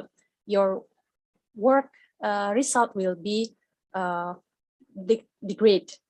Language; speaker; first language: English; non-native, fluent; Indonesian